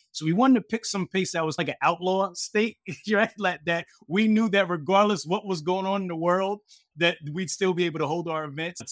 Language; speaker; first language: English; native; English